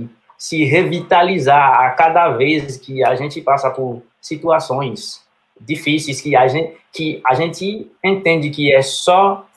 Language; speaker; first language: Portuguese; non-native, fluent; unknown